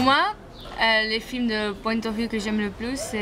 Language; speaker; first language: French; non-native, fluent; Spanish